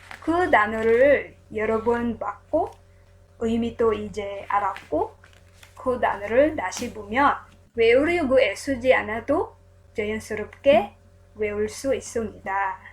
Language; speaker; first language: Korean; non-native, learner; Filipino